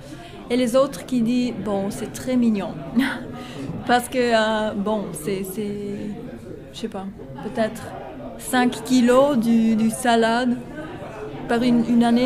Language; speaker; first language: French; non-native, local second language; German